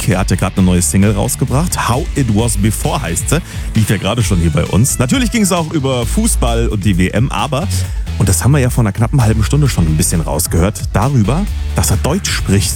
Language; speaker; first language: German; native; German